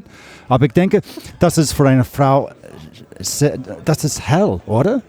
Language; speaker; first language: German; non-native, learner; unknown